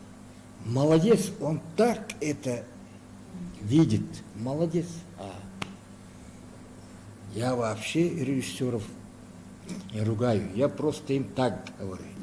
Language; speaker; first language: Russian; non-native, local second language; Yakut